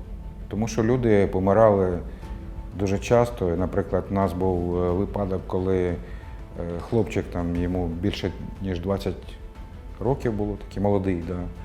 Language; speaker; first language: Ukrainian; non-native, local second language; Russian